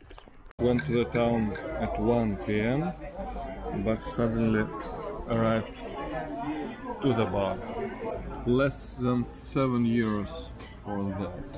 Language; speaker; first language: English; non-native, fluent; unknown